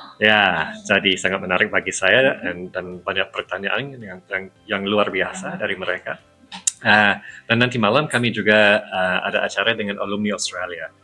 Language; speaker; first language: Indonesian; non-native, fluent; English